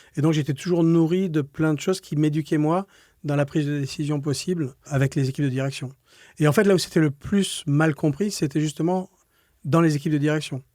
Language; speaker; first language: French; native; French